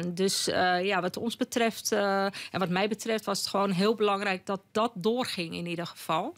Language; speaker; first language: Dutch; native; Dutch